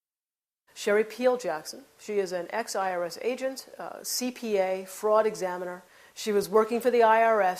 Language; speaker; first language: English; native; English